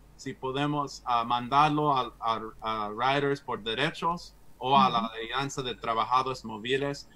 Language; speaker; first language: Spanish; non-native, fluent; English